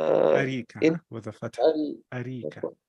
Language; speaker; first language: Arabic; non-native, fluent; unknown